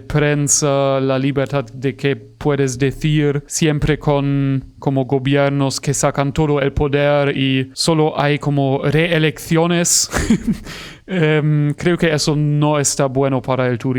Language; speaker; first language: Spanish; non-native, fluent; German